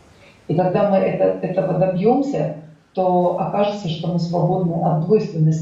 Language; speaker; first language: Russian; native; Russian